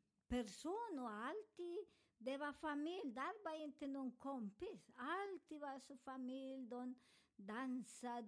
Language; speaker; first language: Swedish; non-native, learner; Spanish